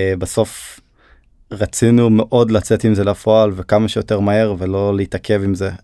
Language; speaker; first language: Hebrew; early bilingual, other home language; Turkish